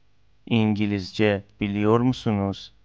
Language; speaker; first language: Turkish; non-native, fluent; Persian